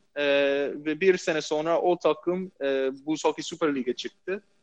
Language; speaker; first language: Turkish; non-native, fluent; English